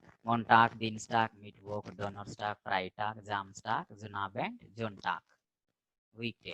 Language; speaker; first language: German; non-native, fluent; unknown